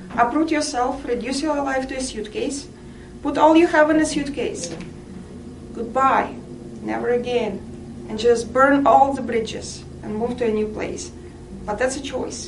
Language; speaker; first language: English; non-native, fluent; Russian